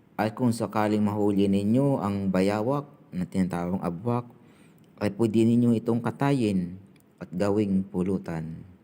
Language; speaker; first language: Filipino; non-native, local second language; Cebuano